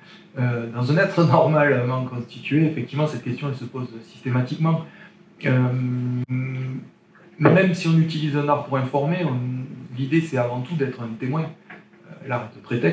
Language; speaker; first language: French; native; French